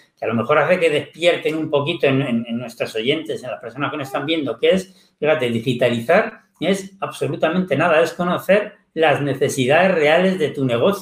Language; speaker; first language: Spanish; native; Spanish